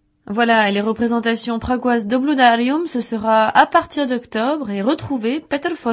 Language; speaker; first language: French; native; French